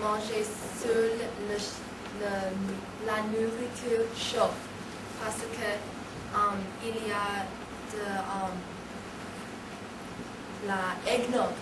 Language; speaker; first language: French; non-native, learner; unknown